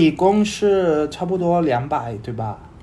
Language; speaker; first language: Chinese; non-native, learner; Spanish